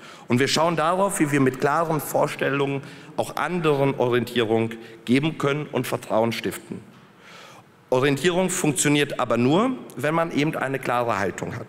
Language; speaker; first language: German; early bilingual, other home language; Polish